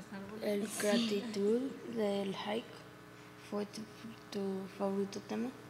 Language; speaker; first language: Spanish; early bilingual, heritage; English